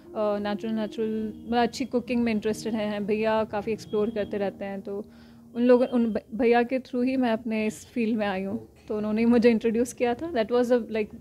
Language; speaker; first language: Hindi; native; Hindi